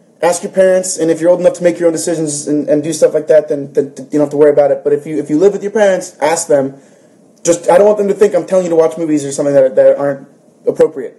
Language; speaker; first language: English; early bilingual, other home language; Spanish